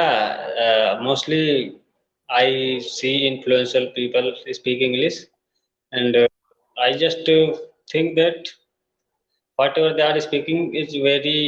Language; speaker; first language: English; non-native, fluent; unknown